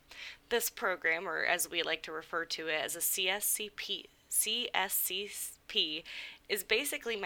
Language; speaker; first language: English; native; English